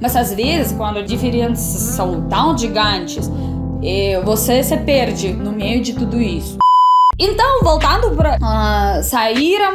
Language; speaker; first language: Portuguese; non-native, fluent; Russian